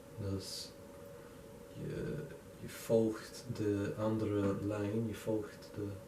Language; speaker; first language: Dutch; non-native, learner; English